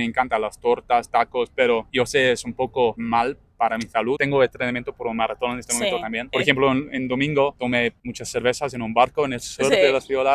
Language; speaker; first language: Spanish; non-native, learner; English